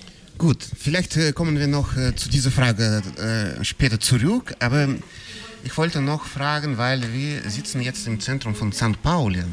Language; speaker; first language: German; non-native, fluent; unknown